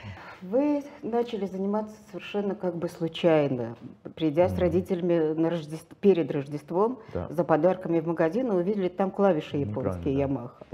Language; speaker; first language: Russian; native; Russian